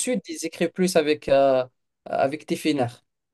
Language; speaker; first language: French; non-native, local second language; Kabyle